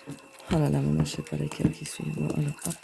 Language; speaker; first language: French; native; French